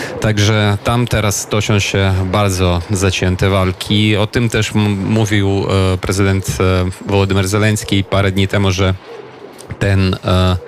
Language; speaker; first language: Polish; non-native, fluent; Ukrainian